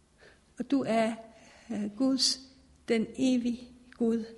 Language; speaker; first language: Danish; non-native, fluent; Persian